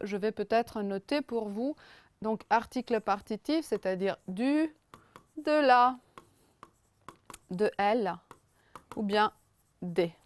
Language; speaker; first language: French; non-native, fluent; Romanian